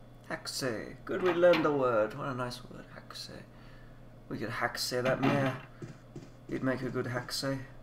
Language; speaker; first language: English; native; English